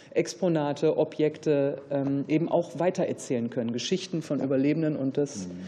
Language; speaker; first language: German; native; German